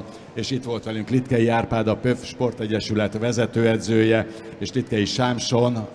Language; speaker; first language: Hungarian; native; Hungarian